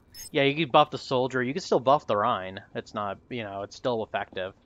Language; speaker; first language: English; native; English